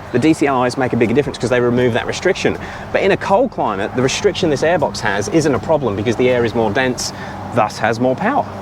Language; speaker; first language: English; native; English